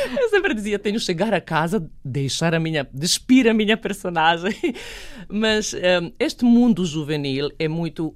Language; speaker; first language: Portuguese; non-native, fluent; Serbian